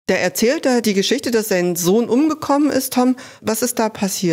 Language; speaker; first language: German; native; German